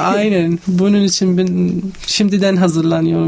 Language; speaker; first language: Turkish; non-native, fluent; Arabic